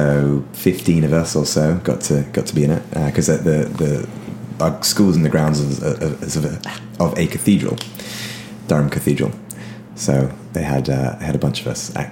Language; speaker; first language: English; native; English